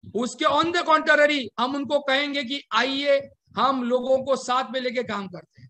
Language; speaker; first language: Hindi; non-native, local second language; Marathi